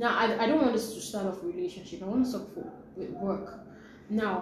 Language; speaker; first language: English; non-native, local second language; Yoruba